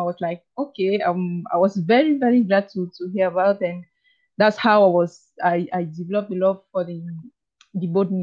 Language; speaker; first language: English; non-native, local second language; French